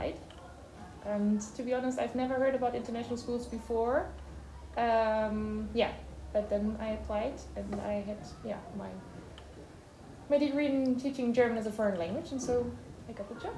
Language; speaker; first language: English; non-native, fluent; German